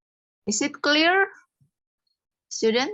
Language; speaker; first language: English; non-native, fluent; Indonesian